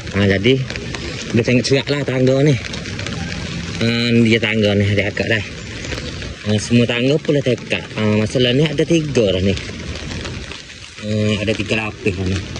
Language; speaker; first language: Malay; native; Malay